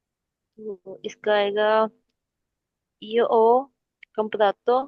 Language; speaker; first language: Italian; non-native, learner; Hindi